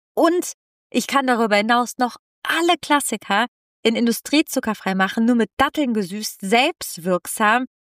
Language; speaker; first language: German; non-native, fluent; Italian